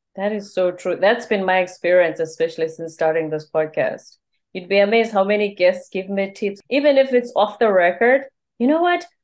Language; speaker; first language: English; non-native, local second language; Zulu